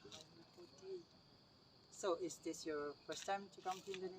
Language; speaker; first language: English; non-native, learner; Indonesian